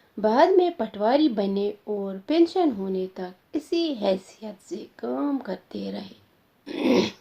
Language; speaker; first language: Urdu; non-native, local second language; Kashmiri